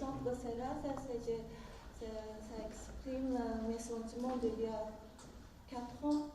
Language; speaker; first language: French; non-native, fluent; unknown